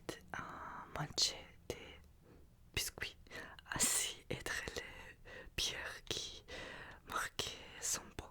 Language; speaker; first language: French; non-native, learner; Russian